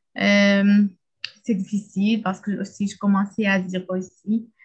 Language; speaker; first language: French; non-native, learner; Arabic